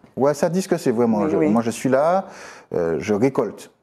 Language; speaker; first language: French; native; French